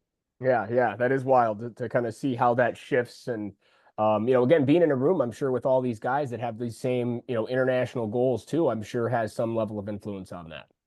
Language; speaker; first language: English; native; English